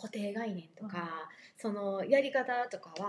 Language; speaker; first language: Japanese; native; Japanese